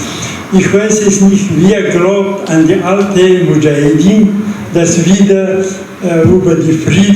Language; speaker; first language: German; non-native, learner; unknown